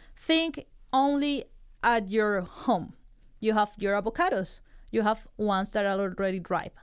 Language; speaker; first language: English; non-native, fluent; Spanish